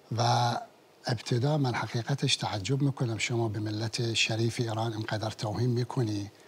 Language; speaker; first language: Persian; non-native, fluent; Arabic